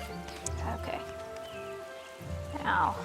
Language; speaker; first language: English; native; English